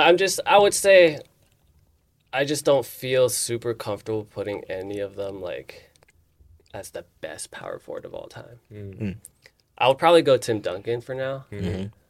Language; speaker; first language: English; early bilingual, other home language; Chinese